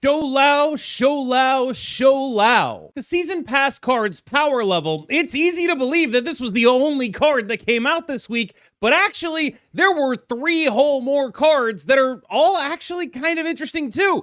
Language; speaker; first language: English; native; English